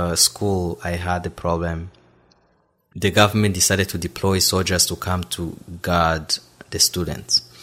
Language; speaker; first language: English; non-native, fluent; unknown